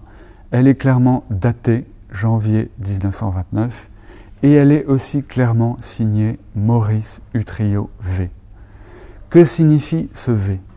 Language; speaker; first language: French; native; French